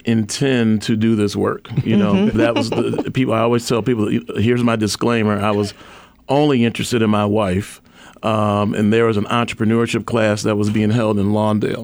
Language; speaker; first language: English; native; English